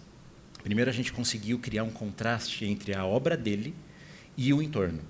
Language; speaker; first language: Portuguese; native; Portuguese